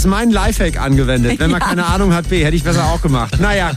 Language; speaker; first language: German; native; German